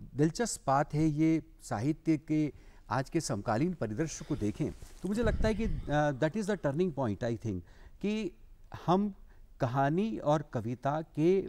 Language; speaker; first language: Hindi; native; Hindi